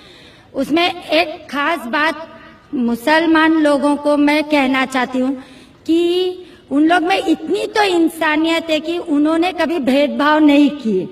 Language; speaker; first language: Hindi; non-native, local second language; Marathi